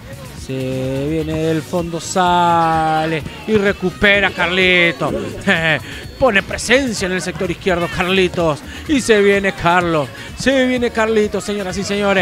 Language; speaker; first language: Spanish; native; Spanish